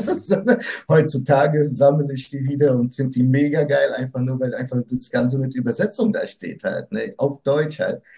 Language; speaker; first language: German; early bilingual, other home language; Portuguese